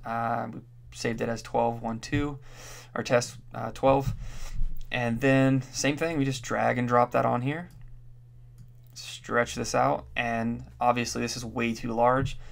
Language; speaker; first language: English; native; English